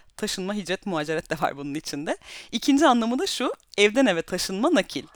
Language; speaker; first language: Turkish; native; Turkish